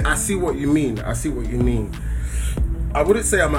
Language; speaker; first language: English; native; English